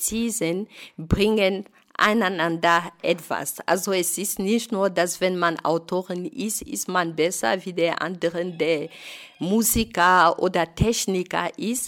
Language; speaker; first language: German; non-native, fluent; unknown